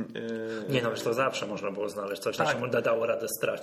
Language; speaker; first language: Polish; native; Polish